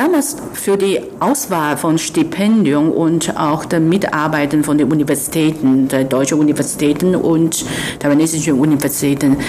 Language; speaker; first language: German; non-native, fluent; Chinese